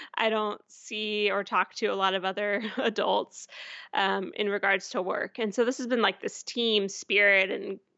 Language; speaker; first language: English; native; English